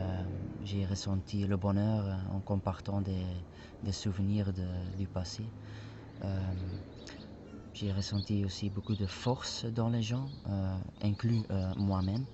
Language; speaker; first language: French; non-native, fluent; Spanish